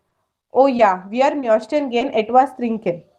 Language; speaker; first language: German; non-native, fluent; Hindi